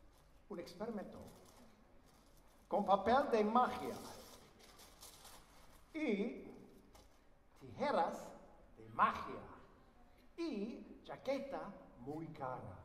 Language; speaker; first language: Spanish; non-native, learner; English